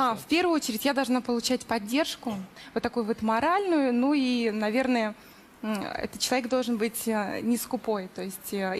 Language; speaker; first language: Russian; native; Russian